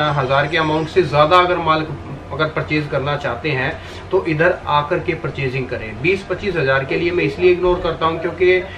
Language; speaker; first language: Hindi; native; Hindi